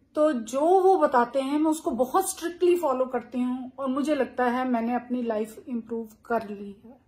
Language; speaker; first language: Hindi; native; Hindi